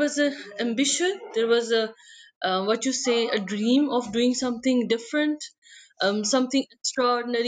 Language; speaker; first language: English; non-native, local second language; Punjabi